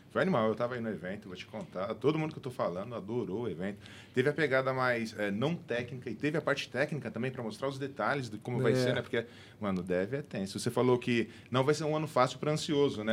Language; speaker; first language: Portuguese; native; Portuguese